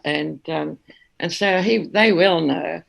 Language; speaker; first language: English; native; English